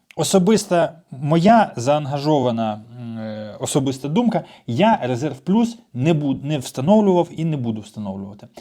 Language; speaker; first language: Ukrainian; non-native, local second language; Russian